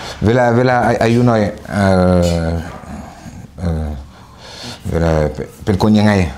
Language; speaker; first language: Thai; non-native, fluent; French